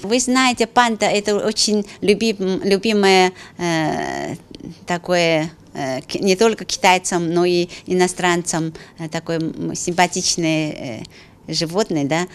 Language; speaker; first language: Russian; non-native, fluent; Chinese